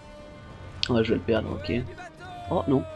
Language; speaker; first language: French; native; French